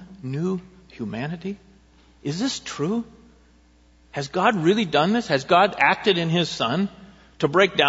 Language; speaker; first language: English; native; English